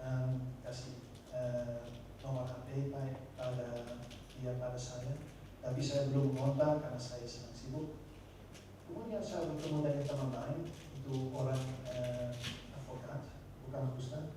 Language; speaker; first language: Indonesian; non-native, fluent; Dutch